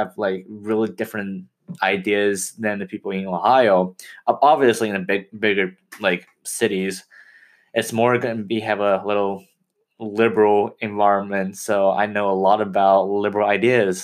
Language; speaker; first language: English; non-native, fluent; Chinese